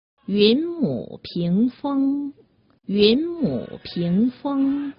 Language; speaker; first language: Chinese; native; Chinese